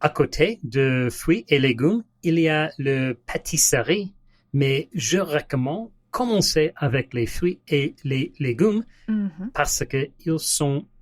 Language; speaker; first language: French; non-native, learner; English